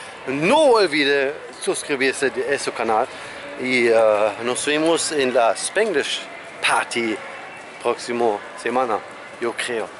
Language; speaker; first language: Spanish; non-native, learner; German